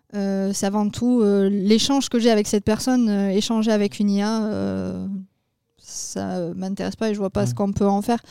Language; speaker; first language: French; native; French